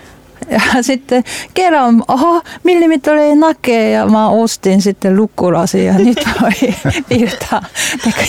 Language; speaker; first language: Finnish; non-native, learner; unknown